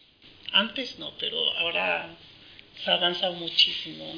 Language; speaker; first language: Spanish; non-native, learner; Arabic